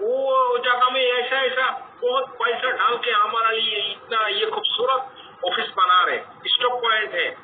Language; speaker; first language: Hindi; non-native, fluent; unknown